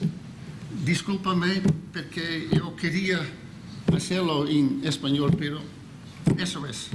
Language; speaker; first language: Spanish; non-native, learner; Dutch